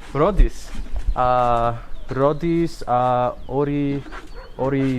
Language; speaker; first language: Georgian; non-native, learner; English